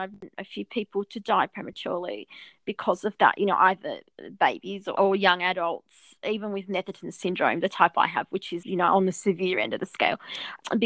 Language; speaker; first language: English; native; English